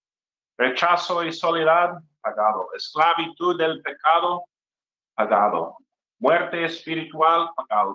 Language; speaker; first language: Spanish; non-native, fluent; English